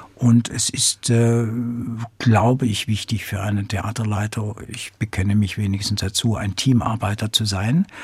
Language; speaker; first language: German; native; German